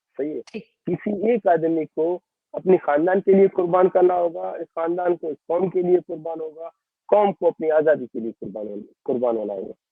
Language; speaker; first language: Urdu; non-native, local second language; Baluchi